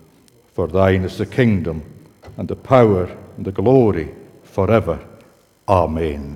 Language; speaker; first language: English; native; English